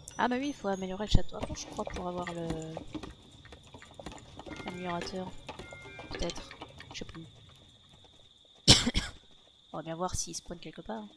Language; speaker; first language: French; native; French